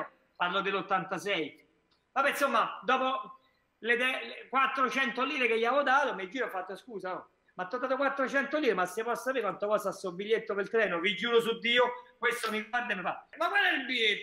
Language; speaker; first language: Italian; native; Italian